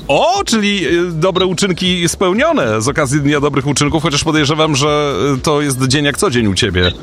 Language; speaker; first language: Polish; native; Polish